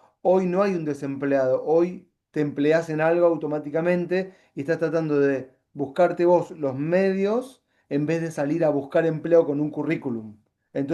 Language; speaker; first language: Spanish; native; Spanish